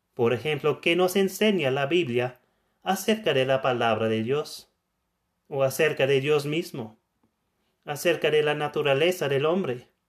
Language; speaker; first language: Spanish; non-native, fluent; German